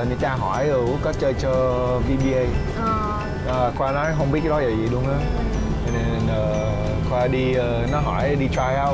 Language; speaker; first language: Vietnamese; early bilingual, heritage; English